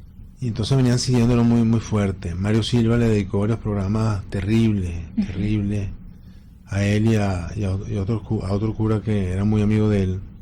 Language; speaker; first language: Spanish; native; Spanish